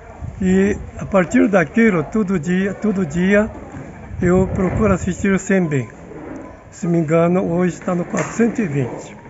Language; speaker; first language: Portuguese; non-native, fluent; Japanese